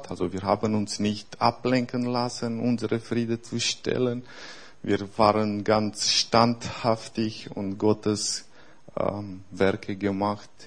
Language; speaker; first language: German; non-native, fluent; Romanian